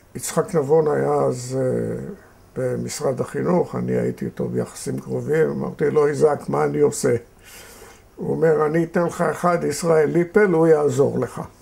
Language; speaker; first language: Hebrew; native; Hebrew